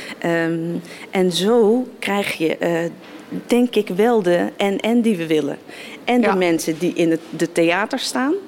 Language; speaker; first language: Dutch; native; Dutch